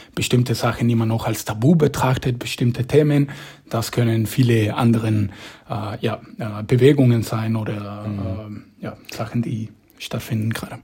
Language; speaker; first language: German; non-native, fluent; Spanish